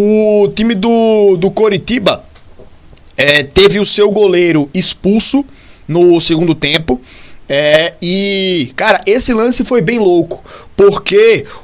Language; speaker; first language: Portuguese; native; Portuguese